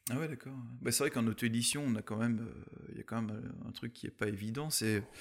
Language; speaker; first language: French; native; French